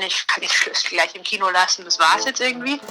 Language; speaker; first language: German; native; German